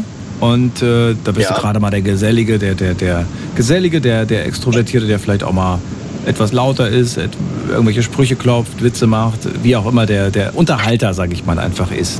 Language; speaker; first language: German; native; German